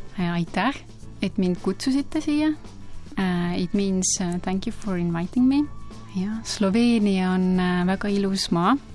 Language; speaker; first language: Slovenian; non-native, learner; Estonian